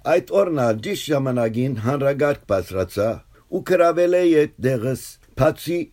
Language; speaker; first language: Armenian; early bilingual, heritage; Armenian